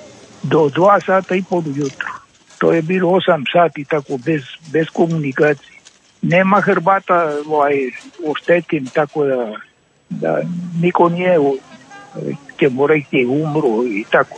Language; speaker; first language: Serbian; early bilingual, heritage; Croatian